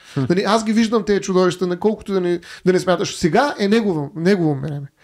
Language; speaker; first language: Bulgarian; native; Bulgarian